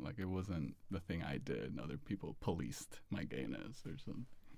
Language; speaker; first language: English; non-native, fluent; Spanish